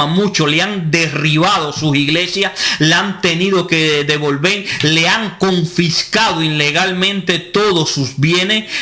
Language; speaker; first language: Spanish; native; Spanish